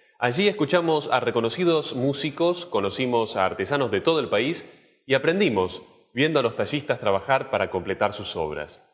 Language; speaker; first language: Spanish; native; Spanish